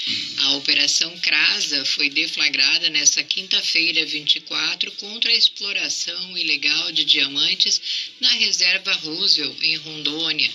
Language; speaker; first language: Portuguese; native; Portuguese